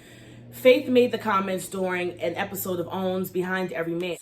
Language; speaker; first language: English; native; English